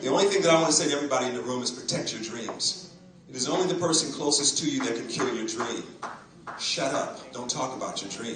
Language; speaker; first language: English; native; English